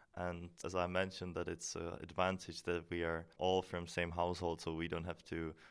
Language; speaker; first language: English; non-native, fluent; Czech